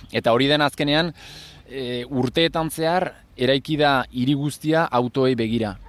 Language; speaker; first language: Basque; native; Basque